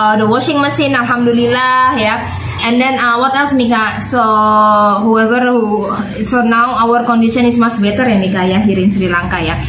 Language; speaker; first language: English; non-native, learner; Indonesian